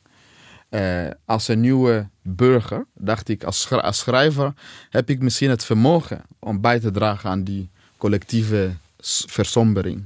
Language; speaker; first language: Dutch; non-native, fluent; Swahili